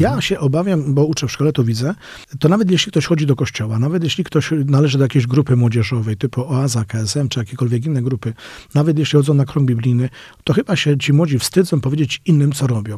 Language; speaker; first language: Polish; native; Polish